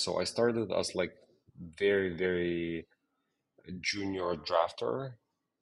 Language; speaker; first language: English; non-native, fluent; Ukrainian